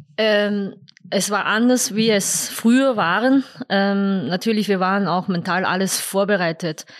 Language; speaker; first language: German; non-native, fluent; Chinese